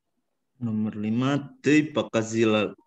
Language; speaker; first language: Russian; non-native, learner; Indonesian